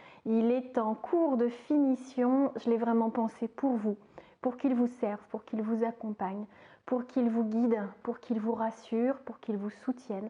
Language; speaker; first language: French; native; French